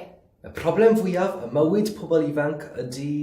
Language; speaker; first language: Welsh; non-native, learner; English